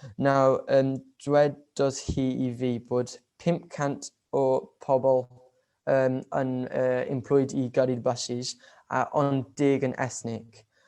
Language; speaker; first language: Welsh; non-native, local second language; English